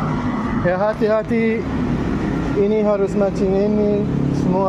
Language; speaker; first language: Indonesian; non-native, learner; English